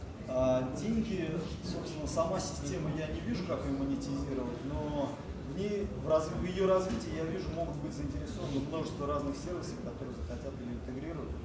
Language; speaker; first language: Russian; native; Russian